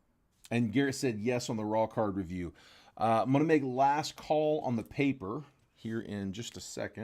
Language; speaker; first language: English; native; English